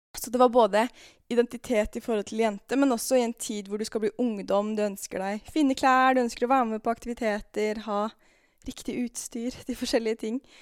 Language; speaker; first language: Norwegian; native; Norwegian